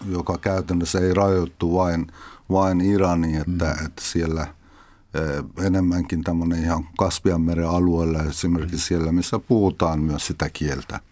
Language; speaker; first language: Finnish; non-native, fluent; Persian